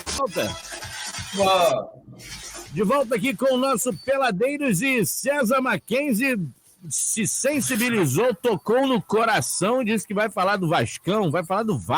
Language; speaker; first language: Portuguese; native; Portuguese